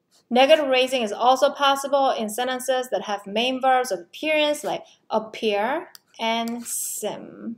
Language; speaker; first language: English; non-native, fluent; Korean